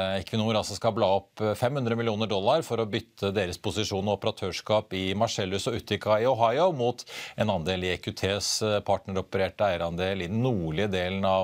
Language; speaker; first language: Norwegian; native; Norwegian